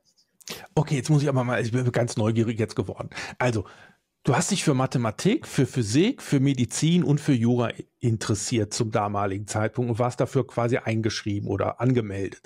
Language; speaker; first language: German; native; German